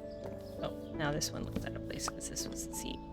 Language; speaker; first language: English; native; English